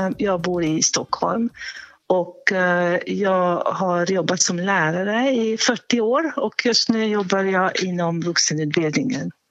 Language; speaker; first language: Swedish; non-native, fluent; Hungarian